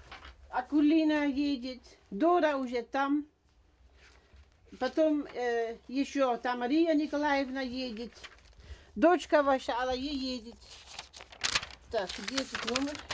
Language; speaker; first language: Russian; non-native, fluent; Dutch